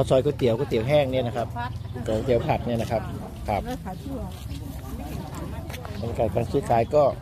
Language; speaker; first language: Thai; native; Thai